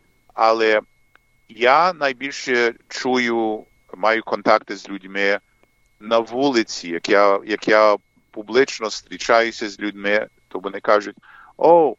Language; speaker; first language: Ukrainian; early bilingual, heritage; English